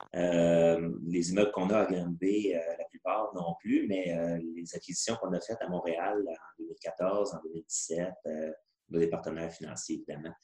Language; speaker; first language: French; native; French